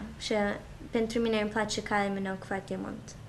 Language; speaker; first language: Romanian; early bilingual, heritage; Romanian